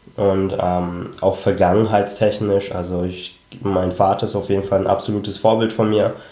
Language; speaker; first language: German; early bilingual, other home language; Cantonese